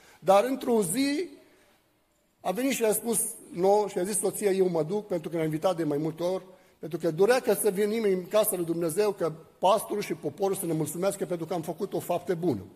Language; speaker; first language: Romanian; non-native, fluent; Arabic